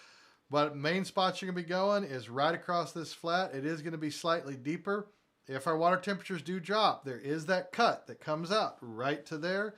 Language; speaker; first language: English; native; English